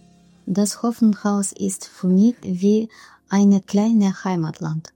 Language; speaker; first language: German; non-native, learner; Russian